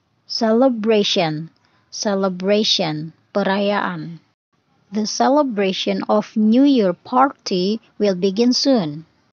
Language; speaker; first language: English; non-native, fluent; Indonesian